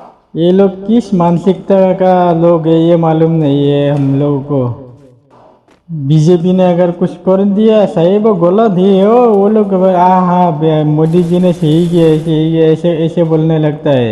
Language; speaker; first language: Hindi; non-native, local second language; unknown